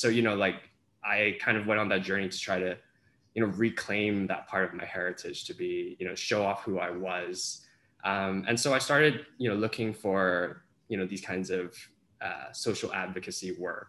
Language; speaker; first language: English; non-native, local second language; Cantonese